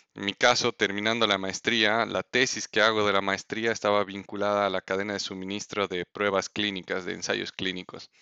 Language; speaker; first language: Spanish; native; Spanish